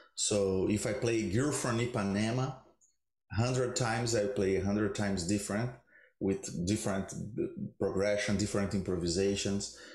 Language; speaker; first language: English; non-native, learner; Portuguese